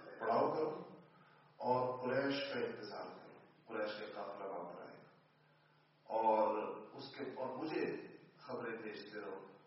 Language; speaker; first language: Urdu; non-native, local second language; Pashto